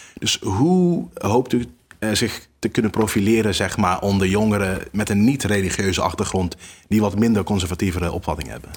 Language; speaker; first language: Dutch; non-native, fluent; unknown